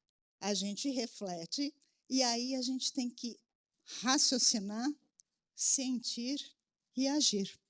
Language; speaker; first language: Portuguese; native; Portuguese